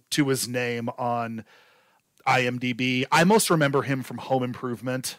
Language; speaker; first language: English; native; English